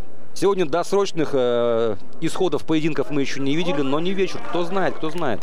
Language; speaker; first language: Russian; native; Russian